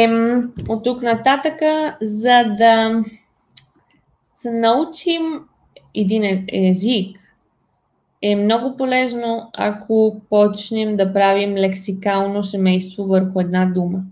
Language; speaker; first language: Bulgarian; non-native, fluent; Spanish